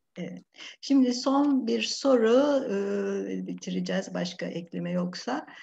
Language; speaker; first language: Turkish; native; Turkish